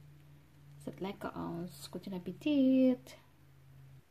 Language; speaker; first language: German; non-native, learner; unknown